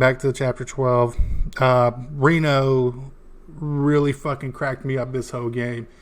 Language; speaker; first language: English; native; English